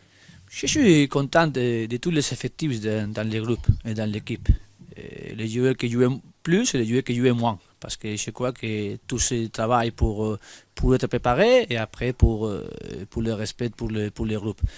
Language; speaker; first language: French; non-native, fluent; Spanish